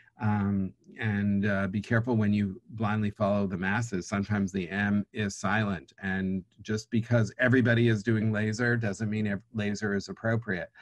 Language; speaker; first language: English; native; English